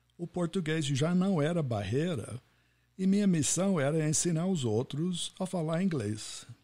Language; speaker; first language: Portuguese; non-native, fluent; English